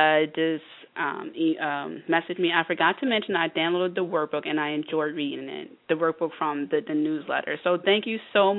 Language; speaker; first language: English; native; English